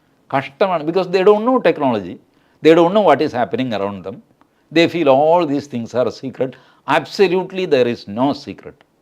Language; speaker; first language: English; non-native, local second language; Malayalam